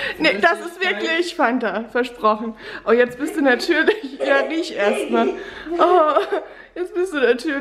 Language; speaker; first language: German; native; German